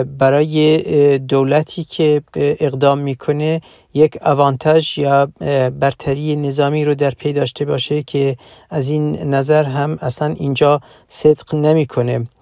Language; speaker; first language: Persian; non-native, local second language; Central Kurdish